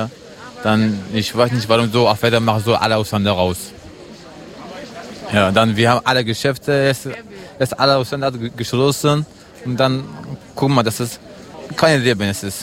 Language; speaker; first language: German; non-native, learner; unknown